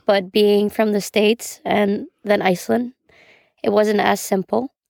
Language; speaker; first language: English; non-native, fluent; Icelandic